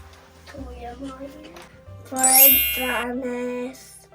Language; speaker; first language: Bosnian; early bilingual, heritage; Serbian